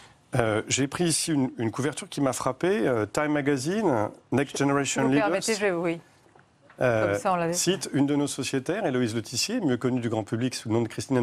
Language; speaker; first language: French; native; French